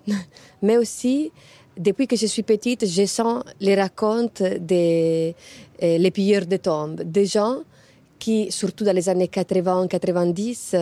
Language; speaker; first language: French; non-native, fluent; Italian